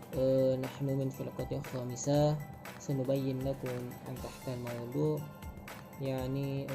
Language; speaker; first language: Arabic; non-native, learner; Indonesian